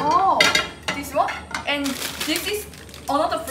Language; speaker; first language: English; non-native, learner; Korean